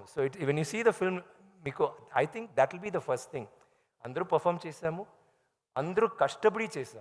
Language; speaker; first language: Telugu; non-native, learner; Tamil